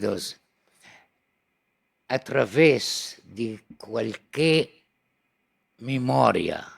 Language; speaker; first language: Portuguese; non-native, learner; Arabic